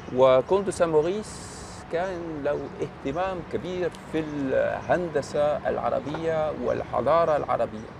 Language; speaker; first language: Egyptian Arabic; non-native, fluent; French